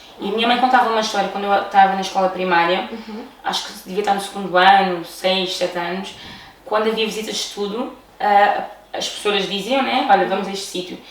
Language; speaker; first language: Portuguese; early bilingual, other home language; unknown